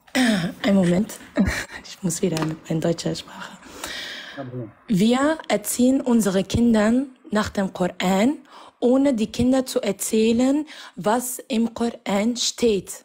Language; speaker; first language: German; non-native, fluent; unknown